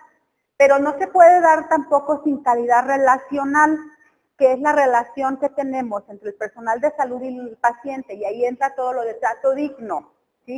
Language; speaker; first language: Spanish; native; Spanish